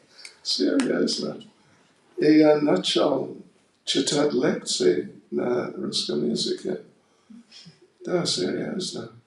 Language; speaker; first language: Russian; non-native, learner; English